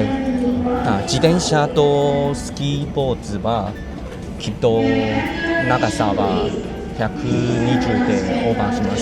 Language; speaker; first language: Japanese; non-native, learner; Chinese